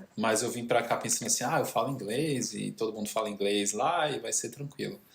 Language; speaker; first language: Portuguese; native; Portuguese